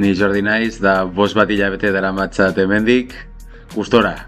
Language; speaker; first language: Basque; non-native, learner; Spanish